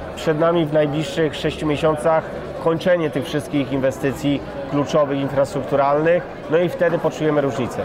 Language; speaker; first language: Polish; native; Polish